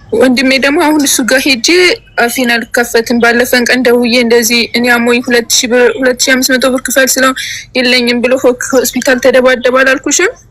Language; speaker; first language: Amharic; native; Amharic